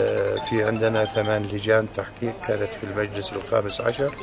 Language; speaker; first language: Arabic; native; Arabic